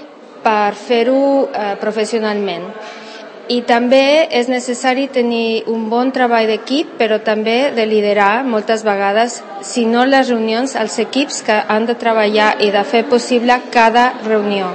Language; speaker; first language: Catalan; non-native, local second language; Spanish